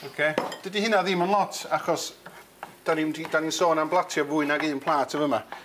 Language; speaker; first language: Welsh; native; Welsh